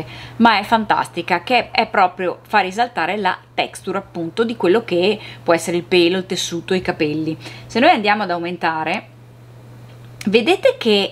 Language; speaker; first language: Italian; native; Italian